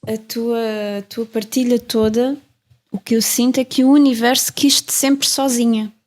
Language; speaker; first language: Portuguese; native; Portuguese